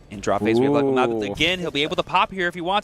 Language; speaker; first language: English; native; English